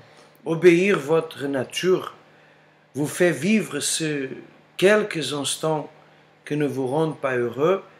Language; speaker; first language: French; non-native, fluent; Portuguese